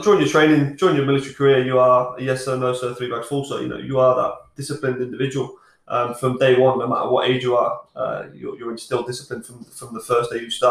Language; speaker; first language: English; native; English